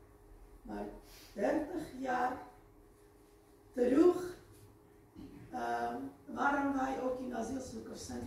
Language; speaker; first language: Dutch; non-native, fluent; Armenian